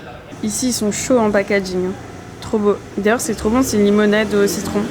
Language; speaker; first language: French; native; French